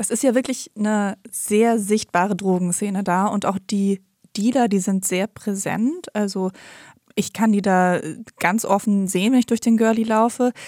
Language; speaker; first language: German; native; German